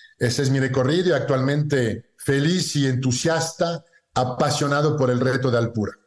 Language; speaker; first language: Spanish; non-native, fluent; French